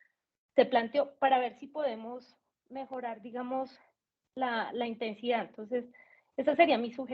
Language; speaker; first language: Spanish; native; Spanish